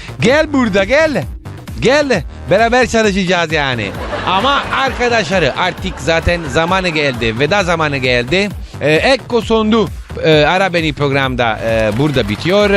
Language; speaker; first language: Turkish; non-native, learner; Italian